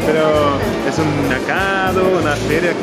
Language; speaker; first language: Spanish; non-native, fluent; German